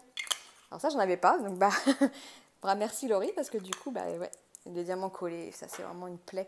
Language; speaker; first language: French; native; French